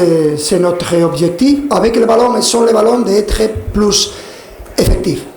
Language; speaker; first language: French; non-native, fluent; Spanish